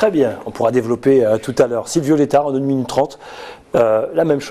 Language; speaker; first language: French; native; French